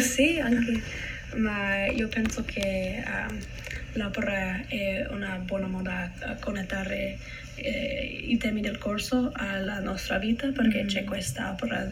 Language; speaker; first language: Italian; non-native, learner; English